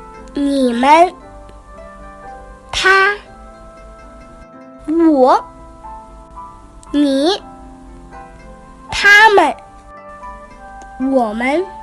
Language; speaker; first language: Chinese; non-native, learner; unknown